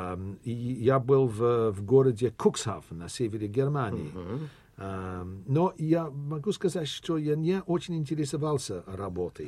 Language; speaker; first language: Russian; non-native, fluent; English